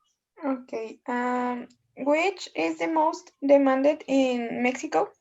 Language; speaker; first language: English; non-native, learner; Spanish